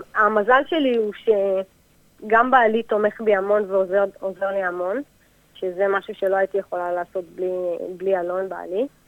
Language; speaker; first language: Hebrew; native; Hebrew